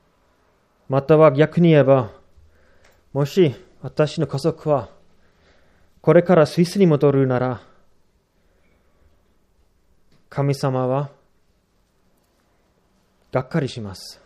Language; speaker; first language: Japanese; non-native, fluent; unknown